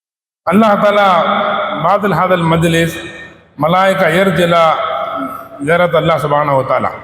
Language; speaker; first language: Arabic; non-native, learner; Indonesian